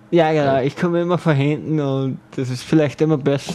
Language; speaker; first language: German; native; German